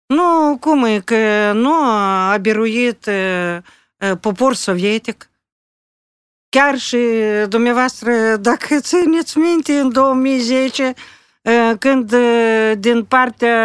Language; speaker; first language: Romanian; non-native, local second language; Russian